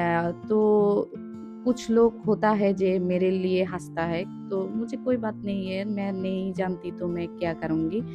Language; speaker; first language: Hindi; non-native, learner; Bangla